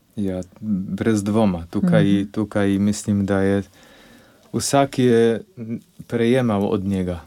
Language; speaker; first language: Slovenian; non-native, fluent; Polish